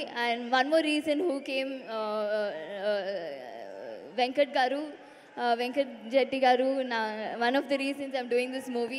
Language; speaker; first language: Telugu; non-native, learner; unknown